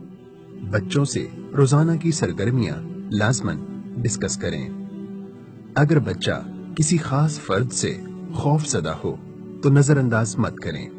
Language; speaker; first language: Urdu; native; Urdu